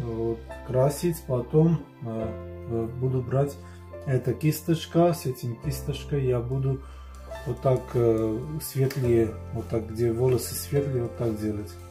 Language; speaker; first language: Russian; non-native, fluent; Armenian